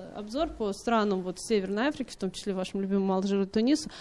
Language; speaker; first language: Russian; native; Russian